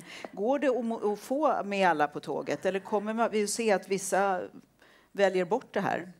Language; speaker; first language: Swedish; native; Swedish